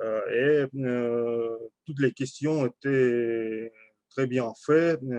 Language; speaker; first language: French; non-native, learner; Russian